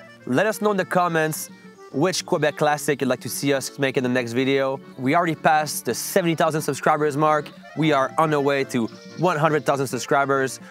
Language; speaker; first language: English; non-native, fluent; French